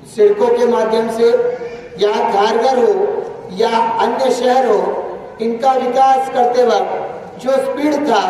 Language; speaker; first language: Hindi; non-native, local second language; Marathi